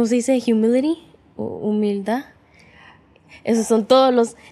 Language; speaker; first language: Spanish; early bilingual, heritage; English